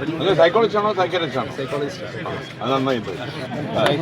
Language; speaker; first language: Malayalam; native; Malayalam